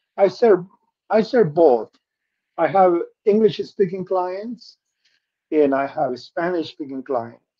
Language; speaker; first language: English; non-native, fluent; Spanish